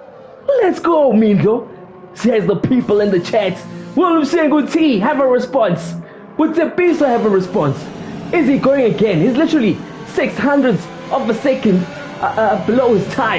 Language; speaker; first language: English; non-native, local second language; Zulu